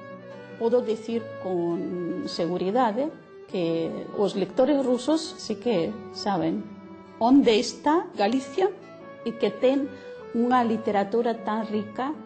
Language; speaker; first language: Galician; non-native, fluent; Russian